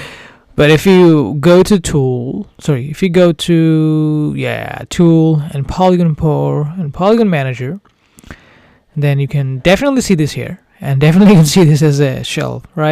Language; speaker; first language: English; non-native, fluent; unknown